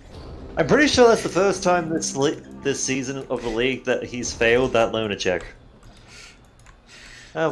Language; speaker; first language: English; native; English